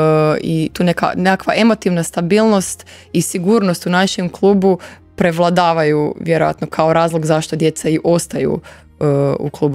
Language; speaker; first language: Croatian; native; Croatian